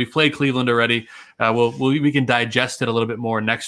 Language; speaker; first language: English; native; English